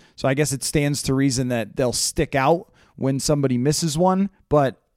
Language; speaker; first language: English; native; English